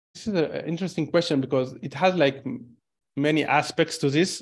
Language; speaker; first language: English; non-native, fluent; Hebrew